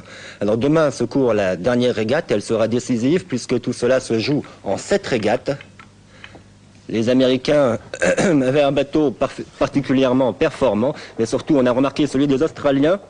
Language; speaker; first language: French; native; French